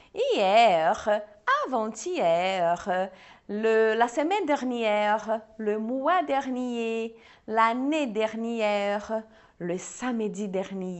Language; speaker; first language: French; non-native, fluent; Portuguese